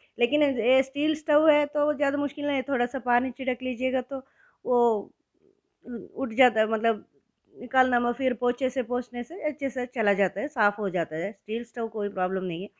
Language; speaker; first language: Hindi; non-native, local second language; Kannada